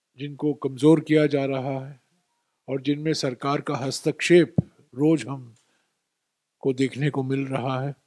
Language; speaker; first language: Hindi; non-native, local second language; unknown